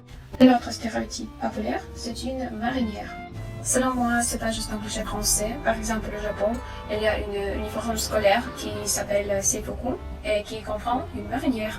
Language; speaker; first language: French; non-native, learner; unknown